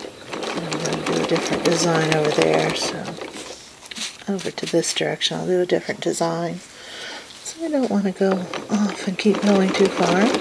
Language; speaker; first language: English; native; English